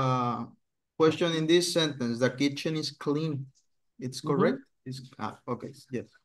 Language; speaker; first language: English; non-native, learner; Spanish